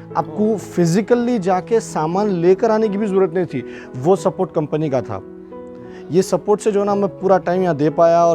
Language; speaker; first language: Hindi; non-native, local second language; Urdu